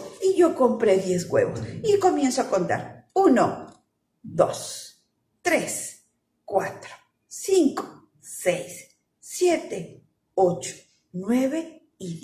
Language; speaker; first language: Spanish; native; Spanish